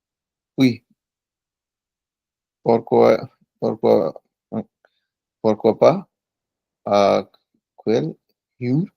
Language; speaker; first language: French; non-native, learner; Punjabi